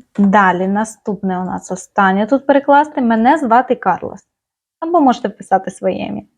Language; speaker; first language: Ukrainian; native; Ukrainian